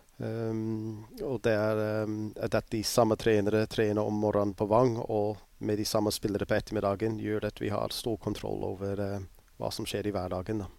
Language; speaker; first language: Norwegian; non-native, fluent; English